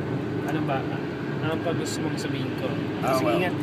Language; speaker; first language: Filipino; non-native, fluent; English